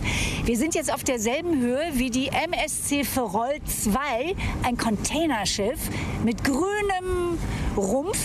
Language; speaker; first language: German; native; German